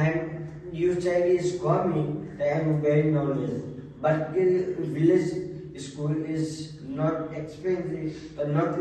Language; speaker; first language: English; non-native, learner; Hindi